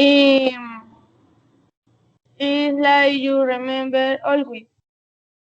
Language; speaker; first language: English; non-native, learner; Spanish